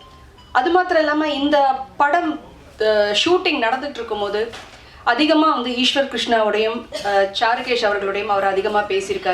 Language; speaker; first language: Tamil; native; Tamil